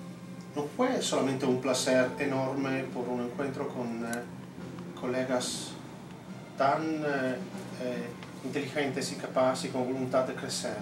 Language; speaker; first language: Spanish; non-native, fluent; Italian